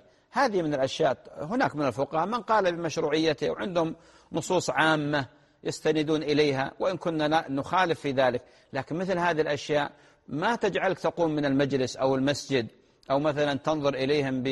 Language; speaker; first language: Arabic; native; Arabic